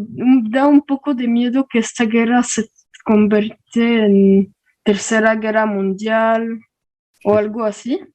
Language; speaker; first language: Spanish; early bilingual, heritage; Spanish